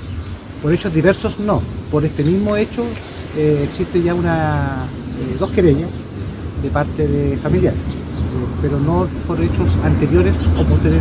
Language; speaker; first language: Spanish; native; Spanish